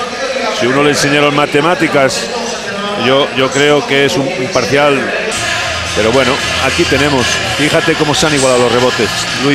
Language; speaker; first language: Spanish; native; Spanish